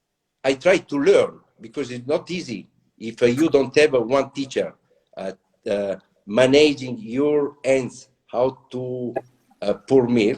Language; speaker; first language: English; non-native, learner; Italian